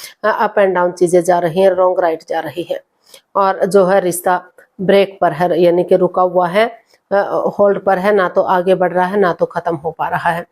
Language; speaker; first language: Hindi; native; Hindi